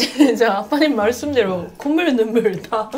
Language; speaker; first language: Korean; non-native, fluent; Japanese